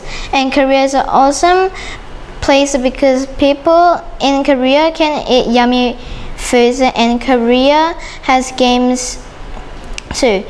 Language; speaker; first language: English; non-native, learner; Korean